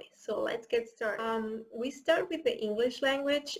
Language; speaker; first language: English; non-native, fluent; Catalan